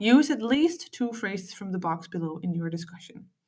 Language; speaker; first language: English; non-native, fluent; Danish